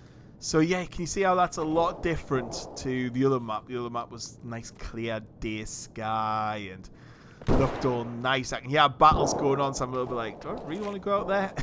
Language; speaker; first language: English; native; English